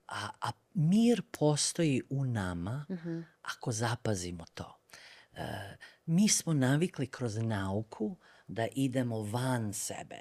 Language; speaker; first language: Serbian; early bilingual, other home language; Bosnian